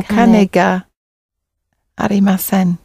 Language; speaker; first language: Japanese; non-native, learner; English